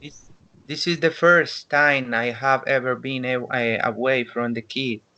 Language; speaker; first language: English; non-native, learner; Spanish